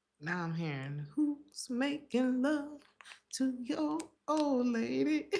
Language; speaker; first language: English; native; English